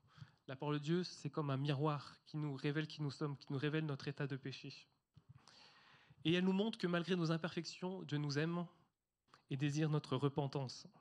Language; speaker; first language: French; native; French